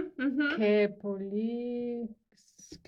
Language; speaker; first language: Greek; non-native, learner; German